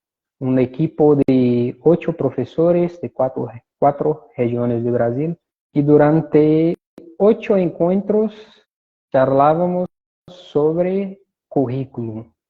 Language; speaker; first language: Spanish; non-native, fluent; Portuguese